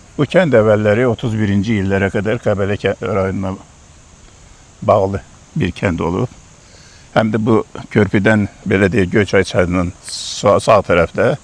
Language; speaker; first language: Azerbaijani; non-native, local second language; Lezghian